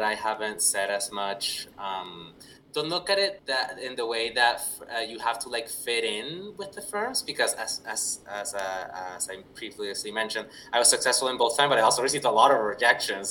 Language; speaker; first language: English; non-native, fluent; Spanish